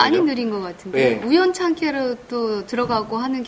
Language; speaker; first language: Korean; native; Korean